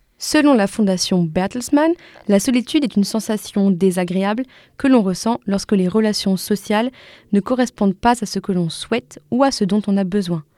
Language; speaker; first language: French; native; French